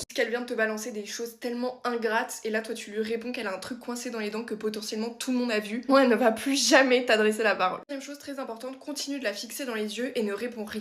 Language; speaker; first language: French; native; French